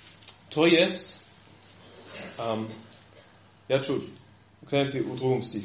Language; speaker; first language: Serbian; non-native, fluent; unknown